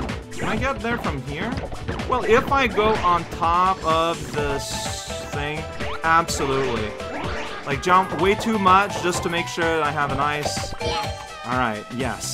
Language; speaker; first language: English; native; English